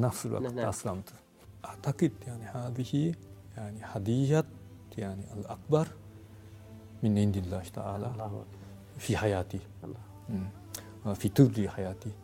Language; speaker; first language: Arabic; non-native, fluent; Japanese